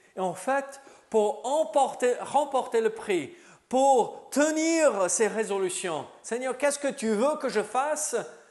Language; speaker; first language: French; native; French